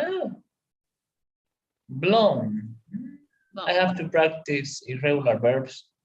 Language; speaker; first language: English; non-native, learner; Spanish